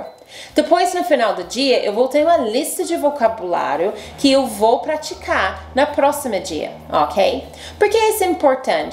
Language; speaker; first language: Portuguese; non-native, fluent; English